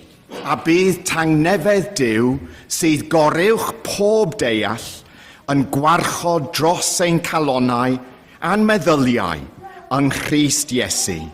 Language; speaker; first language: Welsh; non-native, fluent; English